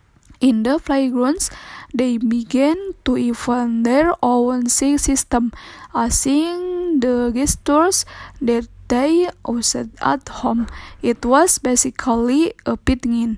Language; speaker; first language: English; non-native, learner; Indonesian